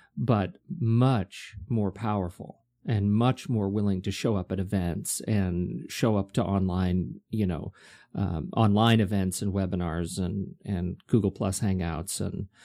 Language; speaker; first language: English; native; English